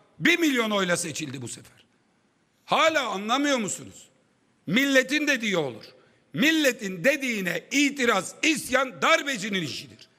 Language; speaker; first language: Turkish; native; Turkish